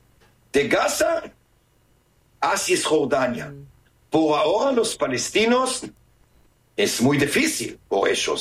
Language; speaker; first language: Spanish; non-native, fluent; Hebrew